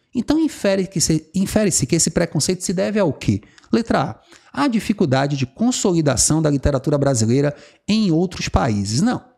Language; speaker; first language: Portuguese; native; Portuguese